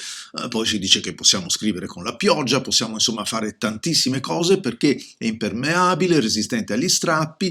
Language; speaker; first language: Italian; native; Italian